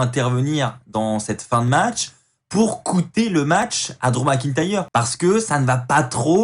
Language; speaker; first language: French; native; French